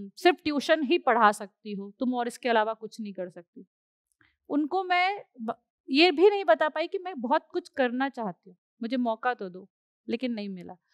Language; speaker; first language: Hindi; native; Hindi